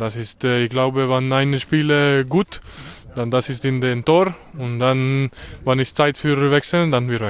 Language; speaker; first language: German; non-native, learner; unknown